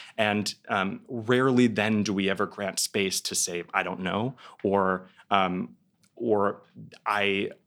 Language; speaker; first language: English; native; English